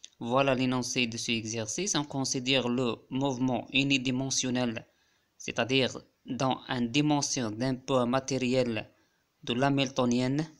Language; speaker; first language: French; non-native, local second language; Arabic